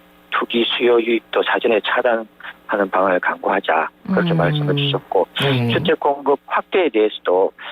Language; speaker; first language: Korean; native; Korean